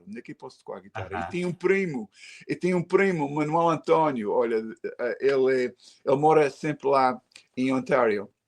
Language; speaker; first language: Portuguese; early bilingual, heritage; Portuguese